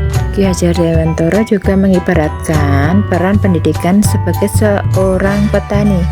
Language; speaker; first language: Indonesian; native; Indonesian